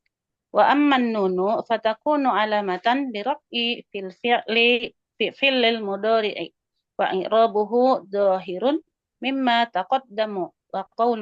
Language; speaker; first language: Arabic; non-native, learner; Indonesian